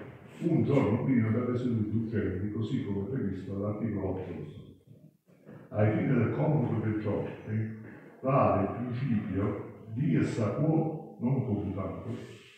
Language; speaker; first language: Italian; native; Italian